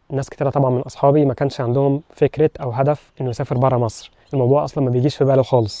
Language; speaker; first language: Arabic; native; Arabic